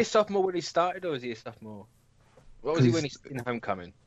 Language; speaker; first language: English; native; English